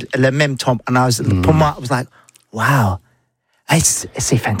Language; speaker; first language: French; non-native, learner; English